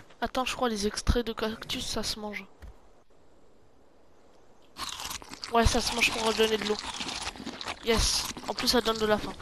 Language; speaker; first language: French; native; French